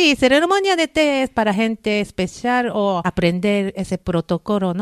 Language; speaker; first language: Spanish; non-native, learner; Japanese